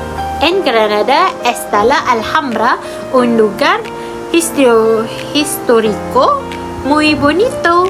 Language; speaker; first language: Spanish; non-native, learner; Malay